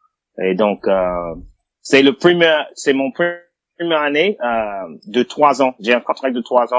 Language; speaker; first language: French; non-native, fluent; English